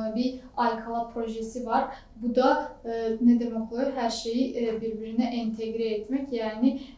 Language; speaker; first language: Turkish; non-native, fluent; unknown